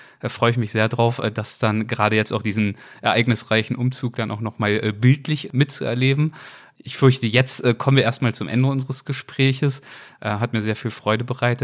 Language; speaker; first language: German; native; German